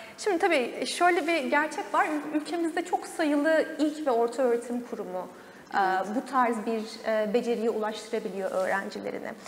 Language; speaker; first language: Turkish; native; Turkish